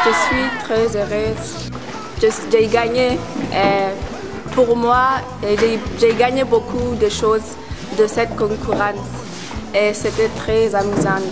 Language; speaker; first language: French; non-native, learner; Southern Sotho